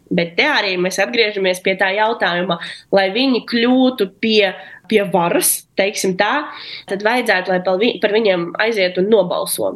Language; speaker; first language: Latvian; non-native, local second language; Russian